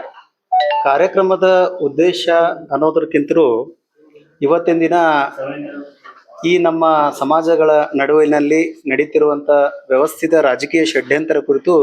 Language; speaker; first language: Kannada; native; Kannada